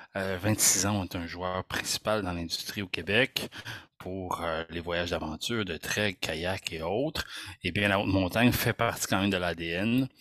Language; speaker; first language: French; native; French